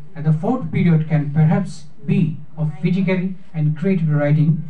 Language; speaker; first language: English; non-native, local second language; Assamese